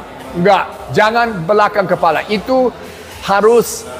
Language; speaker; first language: Indonesian; non-native, learner; English